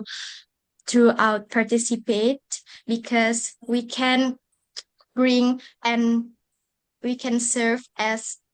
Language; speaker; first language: English; non-native, learner; Indonesian